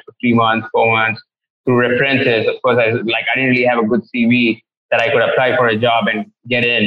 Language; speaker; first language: English; non-native, local second language; Tamil